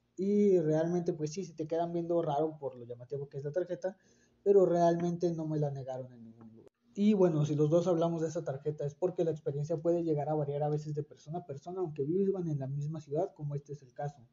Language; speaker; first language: Spanish; native; Spanish